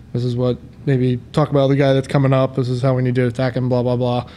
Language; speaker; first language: English; native; English